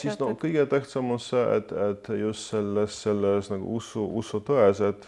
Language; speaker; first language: Estonian; non-native, fluent; Polish